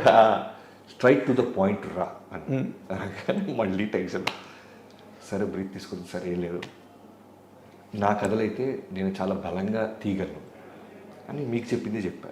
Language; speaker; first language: Telugu; native; Telugu